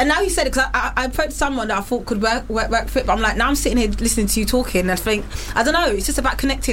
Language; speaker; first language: English; native; English